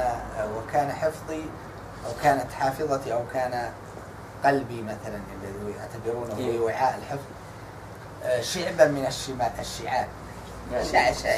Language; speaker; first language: Arabic; native; Arabic